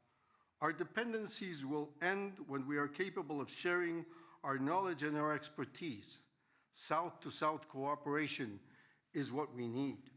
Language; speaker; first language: English; non-native, fluent; Spanish